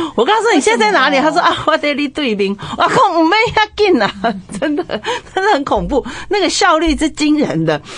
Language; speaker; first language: Chinese; native; Chinese